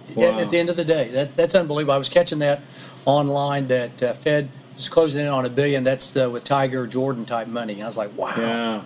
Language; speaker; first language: English; native; English